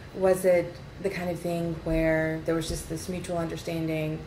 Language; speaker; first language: English; native; English